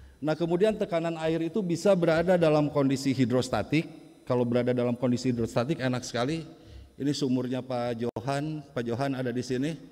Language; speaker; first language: Indonesian; native; Indonesian